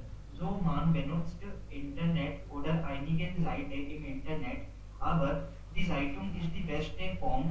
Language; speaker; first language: German; non-native, learner; Hindi